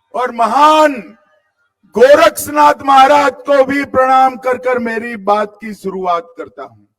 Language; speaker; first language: Hindi; non-native, local second language; Gujarati